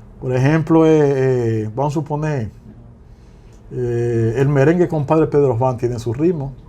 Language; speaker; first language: Spanish; native; Spanish